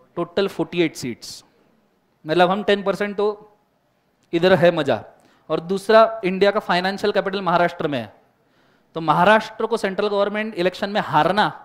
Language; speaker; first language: Hindi; non-native, local second language; Marathi